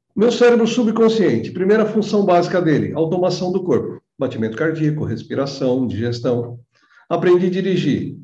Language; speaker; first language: Portuguese; native; Portuguese